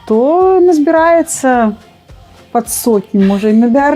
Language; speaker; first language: Belarusian; native; Belarusian